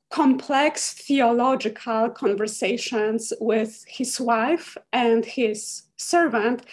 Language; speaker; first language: English; non-native, fluent; Polish